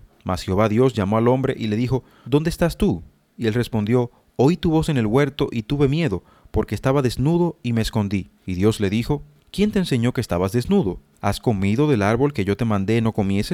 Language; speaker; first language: Spanish; native; Spanish